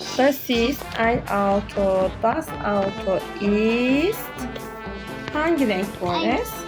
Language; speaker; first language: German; non-native, learner; Turkish